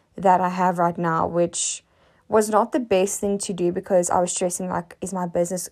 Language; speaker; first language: English; native; English